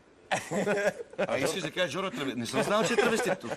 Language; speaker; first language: Bulgarian; native; Bulgarian